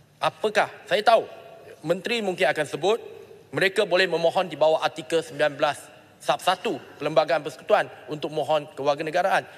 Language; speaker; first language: Malay; non-native, local second language; Chinese